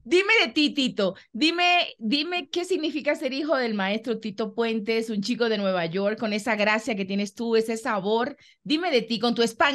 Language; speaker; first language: Spanish; native; Spanish